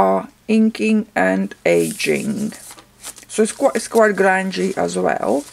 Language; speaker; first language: English; non-native, fluent; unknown